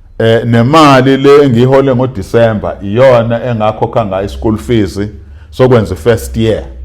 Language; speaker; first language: Zulu; native; Zulu